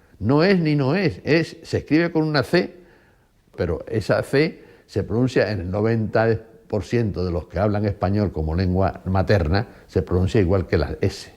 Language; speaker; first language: Spanish; native; Spanish